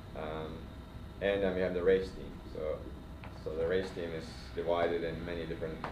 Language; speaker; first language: English; non-native, fluent; Swedish